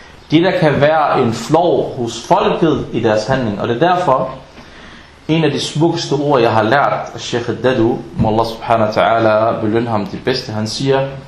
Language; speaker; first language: Danish; non-native, fluent; Arabic